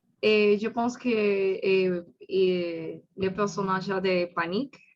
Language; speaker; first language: French; non-native, learner; Spanish